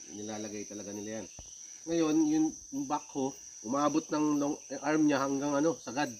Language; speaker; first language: Filipino; non-native, local second language; Cebuano